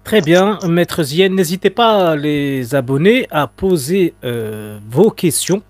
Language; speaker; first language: French; non-native, local second language; Arabic